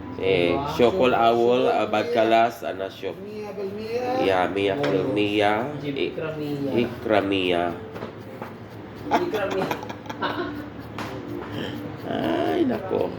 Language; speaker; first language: Arabic; non-native, learner; Filipino